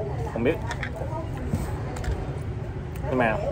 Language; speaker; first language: Vietnamese; non-native, learner; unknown